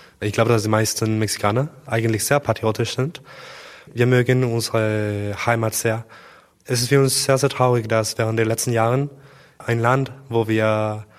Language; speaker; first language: German; non-native, learner; Spanish